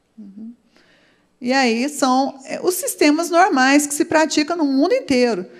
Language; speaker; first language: Portuguese; native; Portuguese